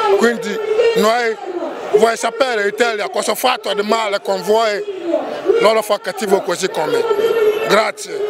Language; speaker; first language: Italian; non-native, learner; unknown